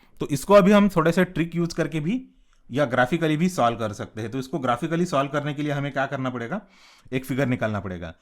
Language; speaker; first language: Hindi; non-native, local second language; Marathi